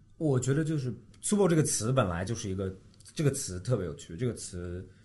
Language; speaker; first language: Chinese; early bilingual, heritage; Chinese